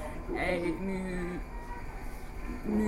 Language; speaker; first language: French; non-native, fluent; English